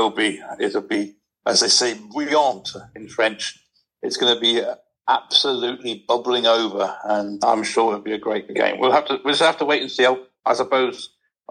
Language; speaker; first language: English; native; English